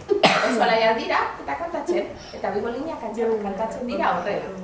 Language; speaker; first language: Basque; non-native, local second language; Spanish